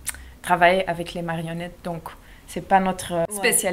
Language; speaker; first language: French; non-native, local second language; Dutch